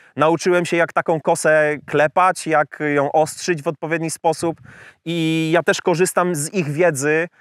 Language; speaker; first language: Polish; native; Polish